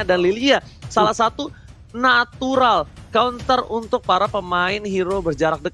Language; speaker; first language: Indonesian; native; Indonesian